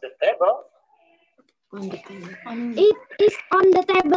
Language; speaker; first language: English; non-native, learner; Indonesian